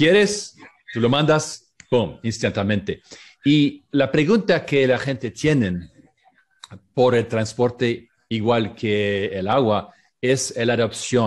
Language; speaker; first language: Spanish; non-native, learner; English